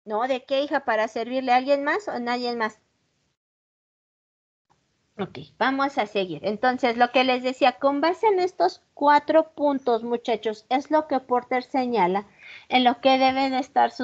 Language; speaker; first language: Spanish; native; Spanish